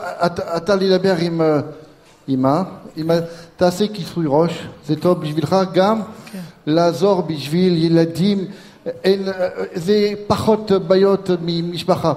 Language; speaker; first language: Hebrew; non-native, learner; French